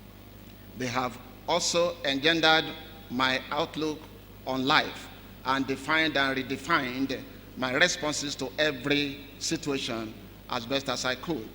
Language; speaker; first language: English; non-native, local second language; Yoruba